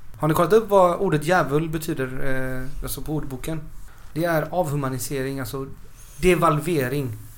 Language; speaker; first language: Swedish; early bilingual, other home language; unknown